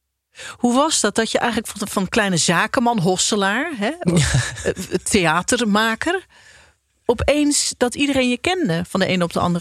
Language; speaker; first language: Dutch; native; Dutch